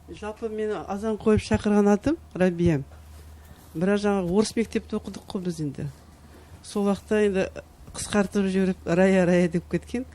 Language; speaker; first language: Kazakh; non-native, local second language; Uyghur